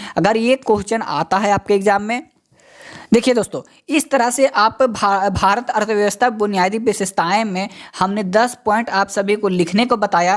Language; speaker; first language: Hindi; native; Hindi